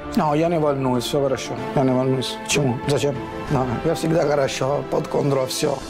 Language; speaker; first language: Russian; non-native, learner; Italian